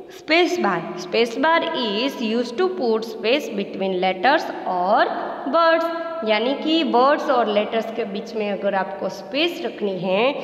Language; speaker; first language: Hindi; non-native, local second language; Gujarati